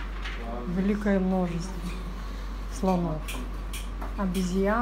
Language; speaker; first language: Russian; native; Russian